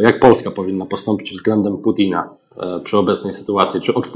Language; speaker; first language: Polish; native; Polish